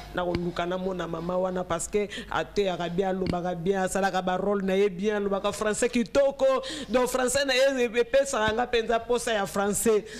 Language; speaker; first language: Lingala; non-native, local second language; Luba-Lulua